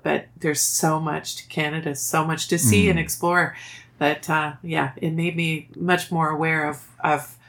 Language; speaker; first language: English; native; English